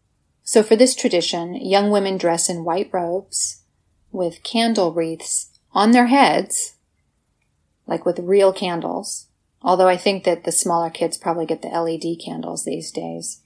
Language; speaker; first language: English; native; English